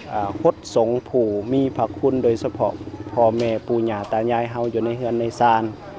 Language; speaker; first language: Lao; native; Lao